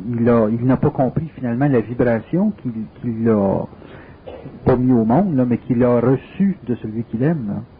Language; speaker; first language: French; native; French